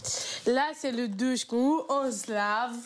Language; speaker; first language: French; non-native, learner; Romanian